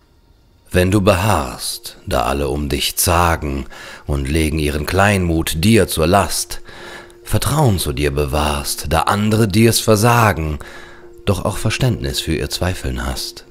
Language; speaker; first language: German; native; German